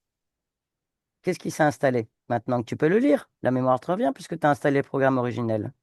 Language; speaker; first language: French; native; French